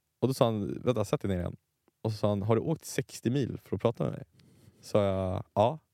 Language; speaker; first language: Swedish; native; Swedish